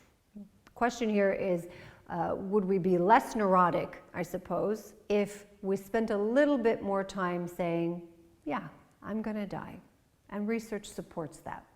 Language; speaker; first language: English; native; English